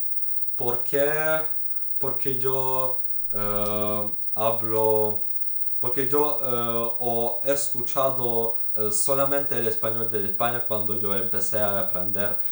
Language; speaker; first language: Spanish; non-native, learner; Ukrainian